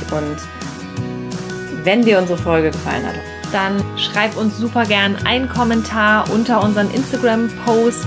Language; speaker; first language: German; native; German